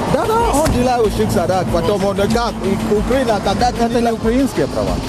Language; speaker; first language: Russian; non-native, learner; Lithuanian